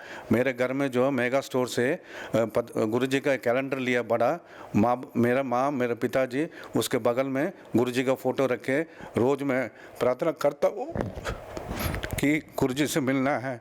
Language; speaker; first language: Hindi; non-native, local second language; Tamil